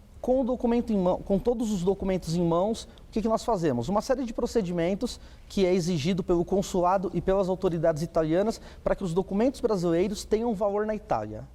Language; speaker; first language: Portuguese; native; Portuguese